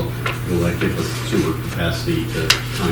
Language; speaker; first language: English; native; English